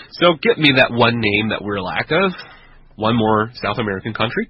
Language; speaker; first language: English; non-native, fluent; Chinese